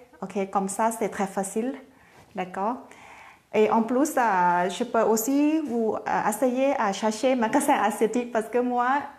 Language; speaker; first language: French; non-native, fluent; Thai